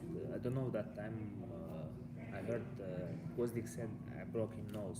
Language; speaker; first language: English; non-native, learner; Russian